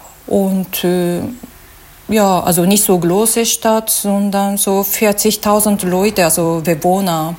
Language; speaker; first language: German; non-native, learner; Japanese